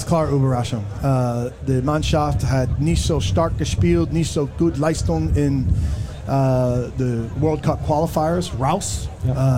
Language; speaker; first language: German; non-native, learner; English